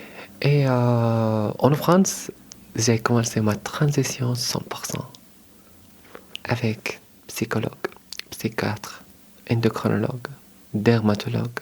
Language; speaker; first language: French; early bilingual, other home language; Arabic